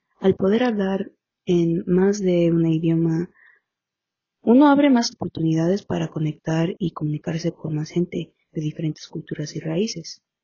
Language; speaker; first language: Spanish; early bilingual, heritage; Spanish